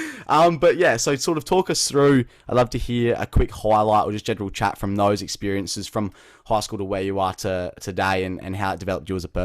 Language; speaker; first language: English; native; English